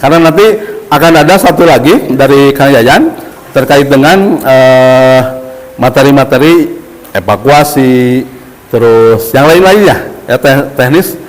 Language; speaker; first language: Indonesian; non-native, local second language; Sundanese